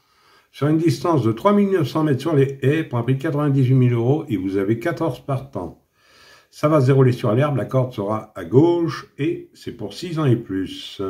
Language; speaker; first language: French; native; French